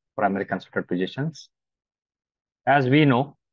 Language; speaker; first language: English; non-native, local second language; Kannada